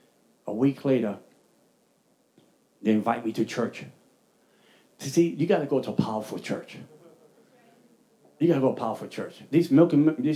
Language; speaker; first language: English; native; English